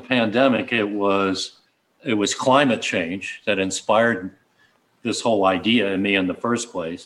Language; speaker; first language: English; native; English